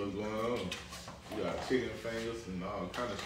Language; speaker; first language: English; native; English